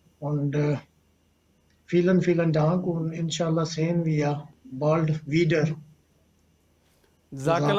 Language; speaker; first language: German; non-native, learner; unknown